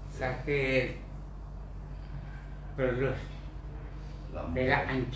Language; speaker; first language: Indonesian; non-native, local second language; Hakka Chinese